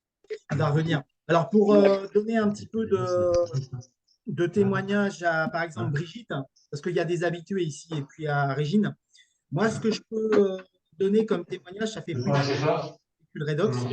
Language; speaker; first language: French; native; French